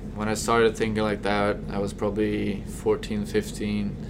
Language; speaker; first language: English; non-native, fluent; Swedish